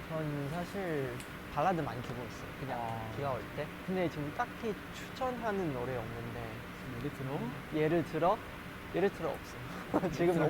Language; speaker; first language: Korean; non-native, learner; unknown